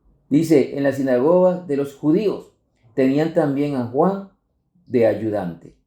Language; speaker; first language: Spanish; native; Spanish